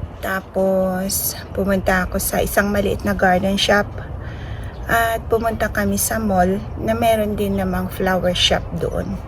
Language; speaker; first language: Filipino; native; Filipino